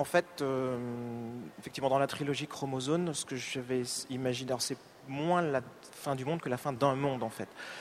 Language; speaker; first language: French; native; French